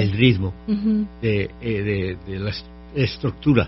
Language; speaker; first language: Spanish; non-native, fluent; English